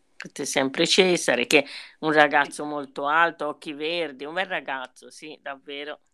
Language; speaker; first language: Italian; native; Italian